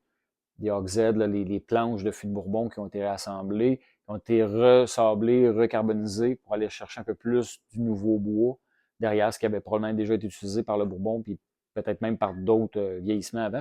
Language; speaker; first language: French; native; French